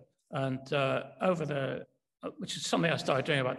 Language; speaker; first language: English; native; English